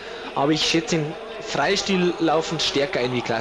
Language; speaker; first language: German; native; German